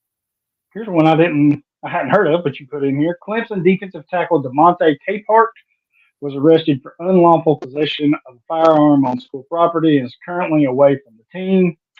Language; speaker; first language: English; native; English